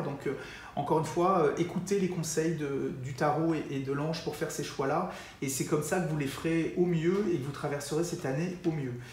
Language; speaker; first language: French; native; French